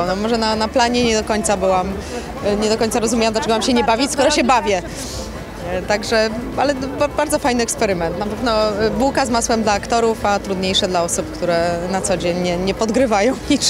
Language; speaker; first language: Polish; native; Polish